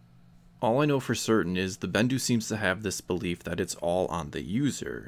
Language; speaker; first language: English; native; English